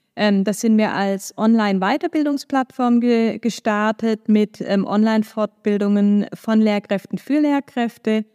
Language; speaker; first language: German; native; German